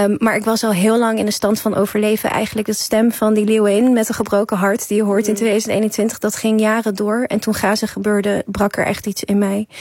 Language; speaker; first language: Dutch; early bilingual, other home language; Persian